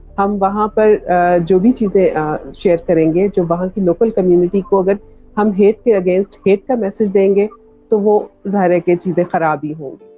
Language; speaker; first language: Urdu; native; Urdu